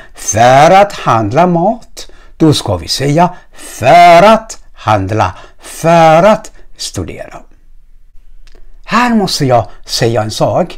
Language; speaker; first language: Swedish; non-native, fluent; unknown